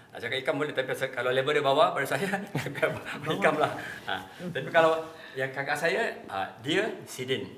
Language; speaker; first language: Malay; native; Malay